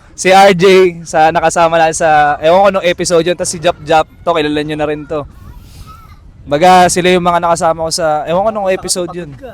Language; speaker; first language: Filipino; native; Filipino